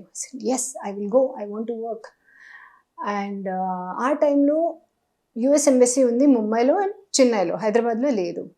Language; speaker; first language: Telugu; non-native, local second language; Hindi